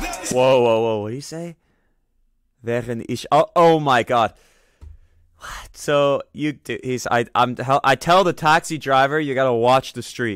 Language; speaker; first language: English; native; English